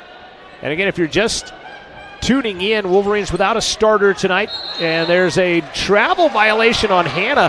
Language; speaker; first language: English; native; English